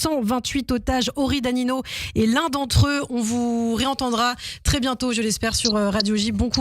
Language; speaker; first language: French; native; French